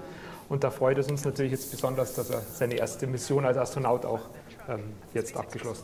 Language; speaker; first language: German; native; German